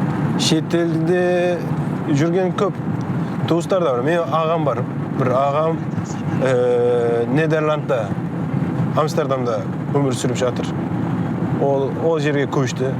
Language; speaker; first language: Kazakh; early bilingual, heritage; Kazakh